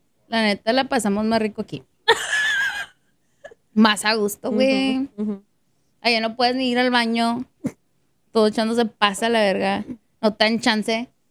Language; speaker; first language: Spanish; early bilingual, heritage; Spanish